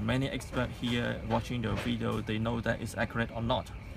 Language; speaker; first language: English; non-native, local second language; Cantonese